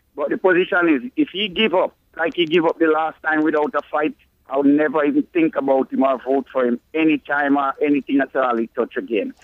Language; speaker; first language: English; non-native, local second language; Jamaican Creole English